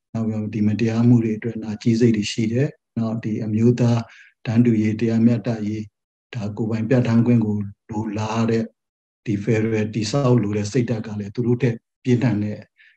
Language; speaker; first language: Burmese; non-native, local second language; Western Kayah